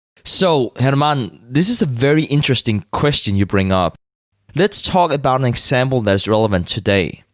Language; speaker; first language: English; non-native, fluent; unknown